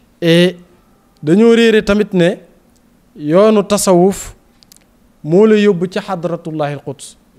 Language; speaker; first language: Wolof; native; Wolof